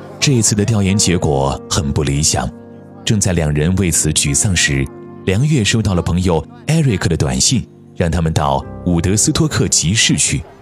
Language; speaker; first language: Chinese; native; Chinese